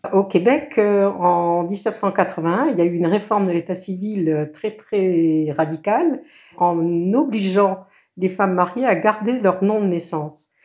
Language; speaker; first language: French; native; French